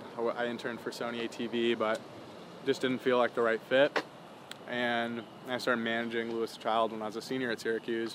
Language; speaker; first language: English; native; English